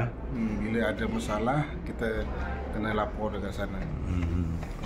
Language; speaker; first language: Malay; non-native, local second language; Sasak